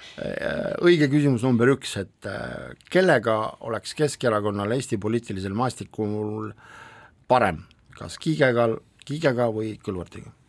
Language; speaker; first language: Estonian; non-native, local second language; Russian